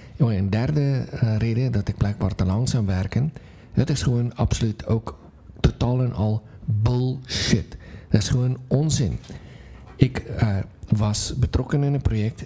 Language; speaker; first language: Dutch; non-native, fluent; Afrikaans